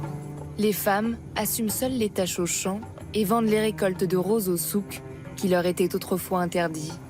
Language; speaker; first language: French; native; French